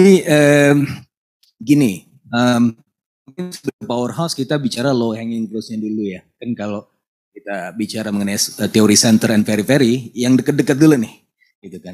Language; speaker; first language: Indonesian; native; Indonesian